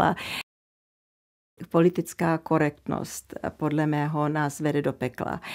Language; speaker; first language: Czech; early bilingual, heritage; Czech